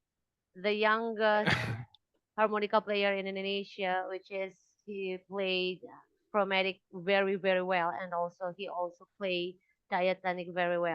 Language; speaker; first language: English; non-native, local second language; Indonesian